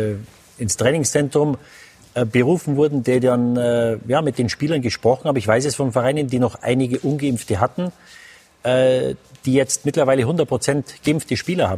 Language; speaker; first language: German; native; German